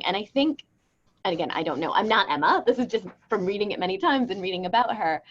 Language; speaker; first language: English; native; English